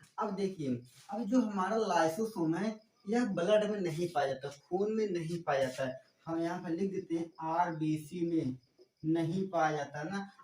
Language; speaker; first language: Hindi; native; Hindi